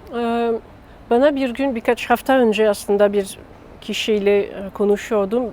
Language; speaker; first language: Turkish; non-native, learner; French